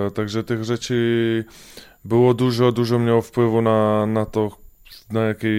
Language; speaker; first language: Polish; non-native, fluent; Czech